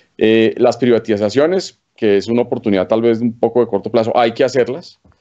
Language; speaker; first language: Spanish; native; Spanish